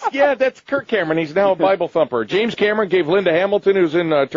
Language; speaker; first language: English; native; English